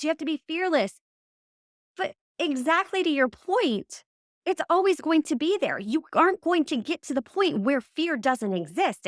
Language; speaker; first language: English; native; English